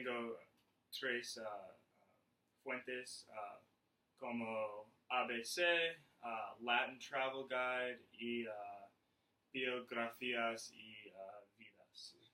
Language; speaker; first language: Spanish; non-native, learner; English